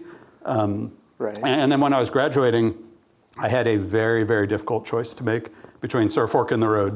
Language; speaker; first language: English; native; English